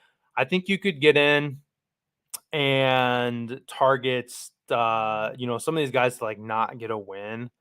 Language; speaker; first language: English; native; English